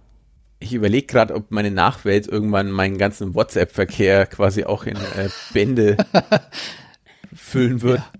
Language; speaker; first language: German; native; German